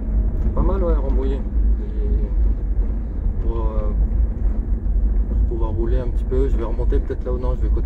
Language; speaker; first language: French; native; French